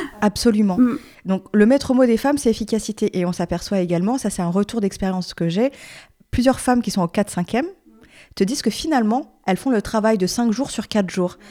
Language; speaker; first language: French; native; French